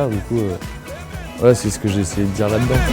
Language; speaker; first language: French; native; French